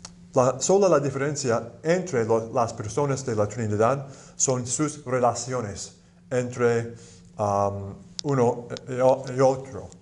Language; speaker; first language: Spanish; non-native, fluent; English